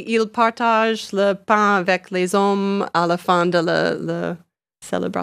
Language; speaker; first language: French; non-native, learner; English